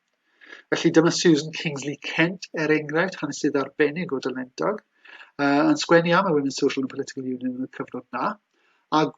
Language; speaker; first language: Welsh; native; Welsh